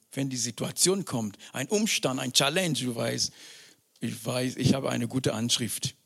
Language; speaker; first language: German; non-native, fluent; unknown